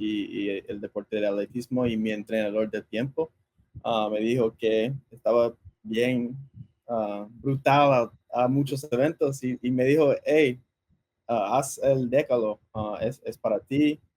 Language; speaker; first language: Spanish; early bilingual, heritage; English